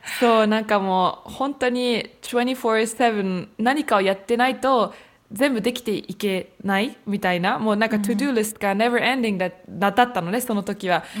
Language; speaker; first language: Japanese; early bilingual, heritage; Japanese